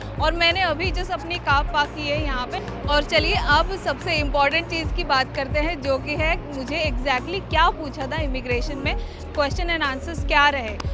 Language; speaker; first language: Hindi; native; Hindi